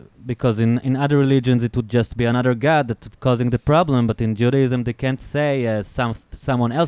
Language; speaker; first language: English; non-native, fluent; Hebrew